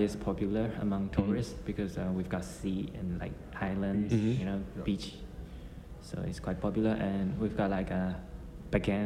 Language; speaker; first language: English; non-native, fluent; Burmese